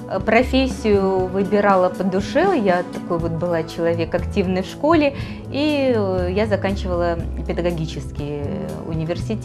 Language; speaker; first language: Russian; native; Russian